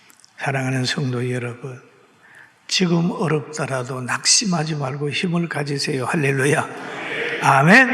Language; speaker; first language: Korean; native; Korean